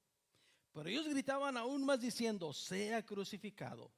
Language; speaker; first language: Spanish; native; Spanish